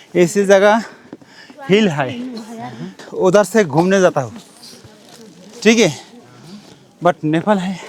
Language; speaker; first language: Hindi; non-native, learner; Bangla